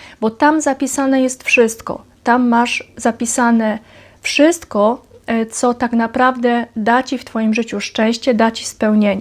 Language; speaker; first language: Polish; native; Polish